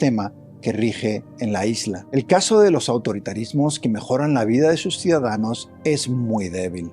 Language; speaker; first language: Spanish; native; Spanish